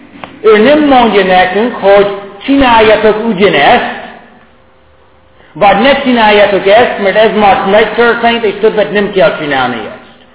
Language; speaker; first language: Hungarian; non-native, fluent; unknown